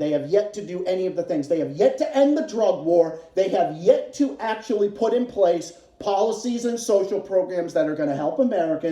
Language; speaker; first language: English; native; English